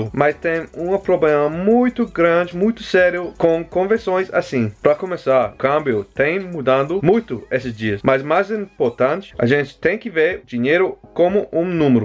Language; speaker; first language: Portuguese; non-native, fluent; English